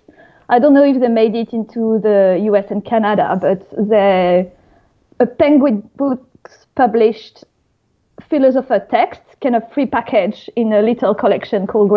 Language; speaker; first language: English; non-native, fluent; French